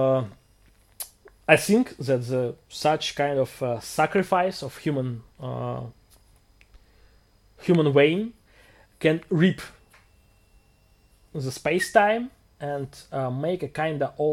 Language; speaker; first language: English; non-native, fluent; Russian